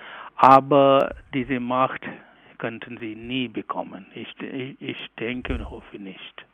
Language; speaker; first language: German; non-native, learner; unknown